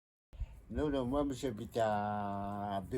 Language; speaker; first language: French; non-native, local second language; Malagasy